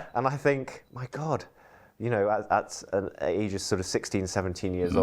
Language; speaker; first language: English; early bilingual, heritage; English